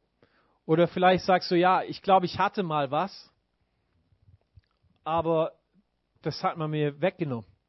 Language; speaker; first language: German; non-native, fluent; English